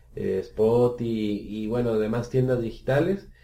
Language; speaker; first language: Spanish; native; Spanish